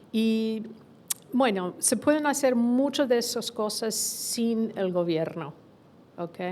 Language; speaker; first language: Spanish; non-native, fluent; English